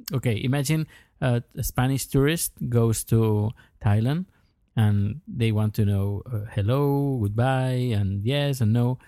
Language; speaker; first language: English; non-native, learner; Spanish